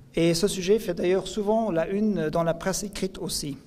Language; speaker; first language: French; non-native, local second language; Luxembourgish